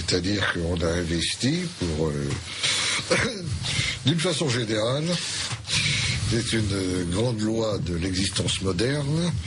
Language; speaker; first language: French; native; French